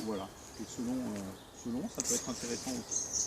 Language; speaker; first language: French; native; French